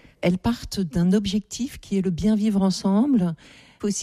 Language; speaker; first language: French; native; French